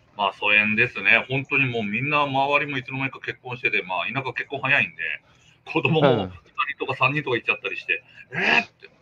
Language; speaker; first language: Japanese; native; Japanese